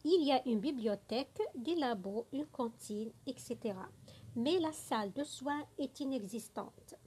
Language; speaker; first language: French; non-native, local second language; Arabic